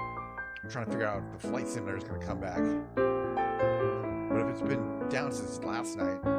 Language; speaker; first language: English; native; English